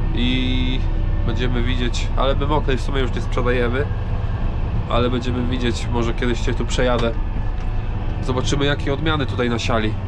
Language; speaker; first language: Polish; native; Polish